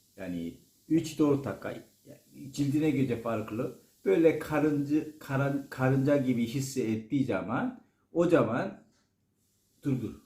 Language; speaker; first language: Turkish; non-native, learner; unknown